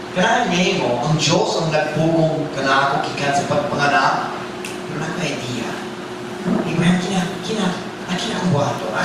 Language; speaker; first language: Cebuano; non-native, fluent; English